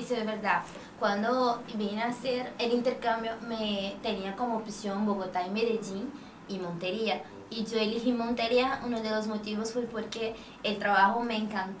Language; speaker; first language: Spanish; non-native, fluent; Portuguese